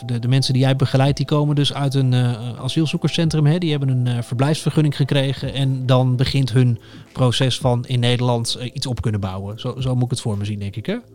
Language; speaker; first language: Dutch; native; Dutch